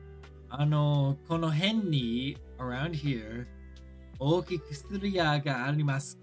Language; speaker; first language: Japanese; non-native, learner; English